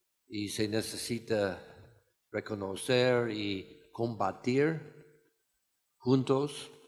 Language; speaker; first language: Spanish; non-native, fluent; English